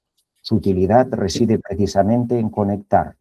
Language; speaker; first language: Spanish; native; Spanish